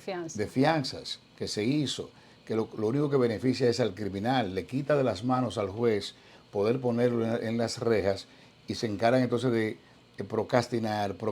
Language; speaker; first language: Spanish; native; Spanish